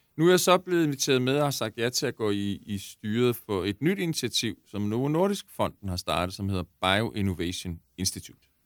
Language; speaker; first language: Danish; native; Danish